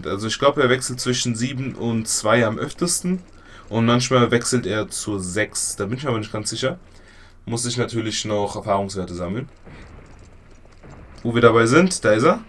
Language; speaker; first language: German; native; German